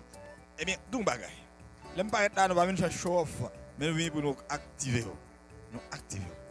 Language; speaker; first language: French; non-native, local second language; Haitian Creole